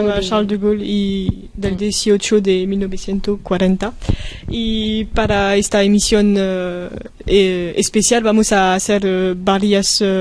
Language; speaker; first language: Spanish; non-native, learner; French